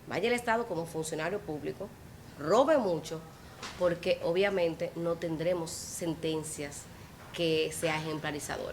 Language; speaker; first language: Spanish; native; Spanish